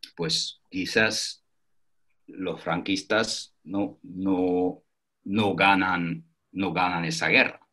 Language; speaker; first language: Spanish; non-native, fluent; German